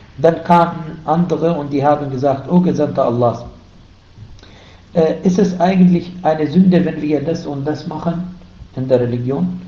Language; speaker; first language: German; non-native, fluent; Arabic